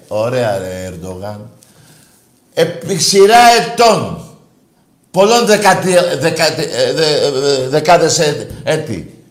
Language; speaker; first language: Greek; native; Greek